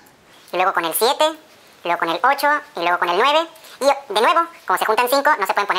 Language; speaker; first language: Spanish; native; Spanish